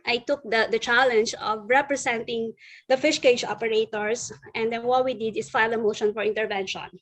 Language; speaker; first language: English; non-native, local second language; Filipino